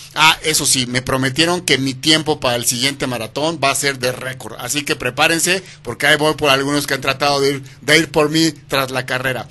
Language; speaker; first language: Spanish; native; Spanish